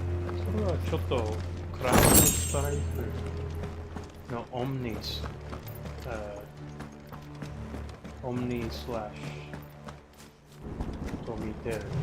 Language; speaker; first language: Japanese; non-native, learner; English